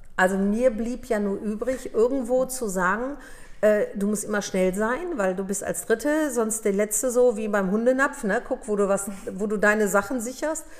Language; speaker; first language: German; early bilingual, other home language; Polish